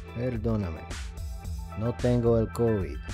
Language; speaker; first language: Spanish; non-native, learner; English